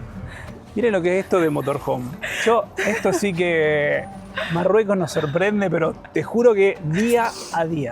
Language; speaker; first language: Spanish; native; Spanish